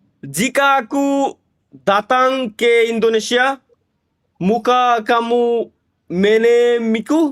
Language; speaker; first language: Indonesian; non-native, learner; Bangla